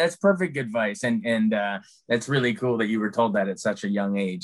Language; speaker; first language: English; native; English